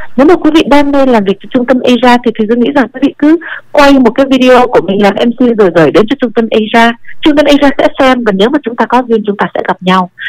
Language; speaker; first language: Vietnamese; early bilingual, heritage; Vietnamese